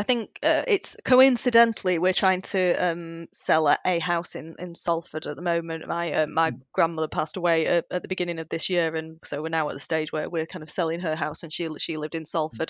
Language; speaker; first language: English; native; English